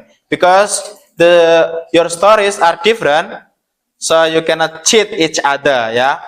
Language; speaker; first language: English; non-native, learner; Indonesian